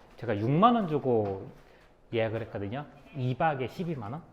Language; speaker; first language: Korean; native; Korean